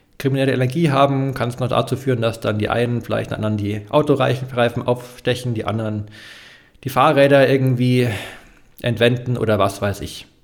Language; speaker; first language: German; native; German